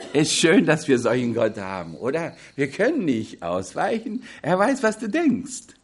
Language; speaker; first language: German; non-native, fluent; English